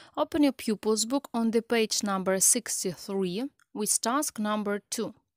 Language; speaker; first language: English; non-native, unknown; Ukrainian